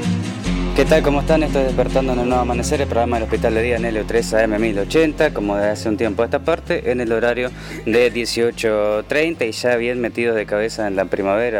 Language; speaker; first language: Spanish; native; Spanish